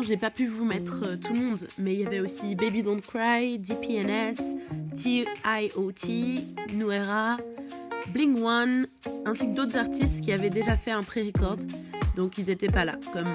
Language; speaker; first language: French; native; French